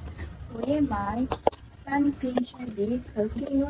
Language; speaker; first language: Chinese; non-native, learner; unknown